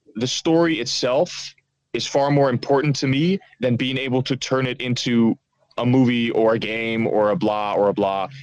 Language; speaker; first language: English; non-native, fluent; Dutch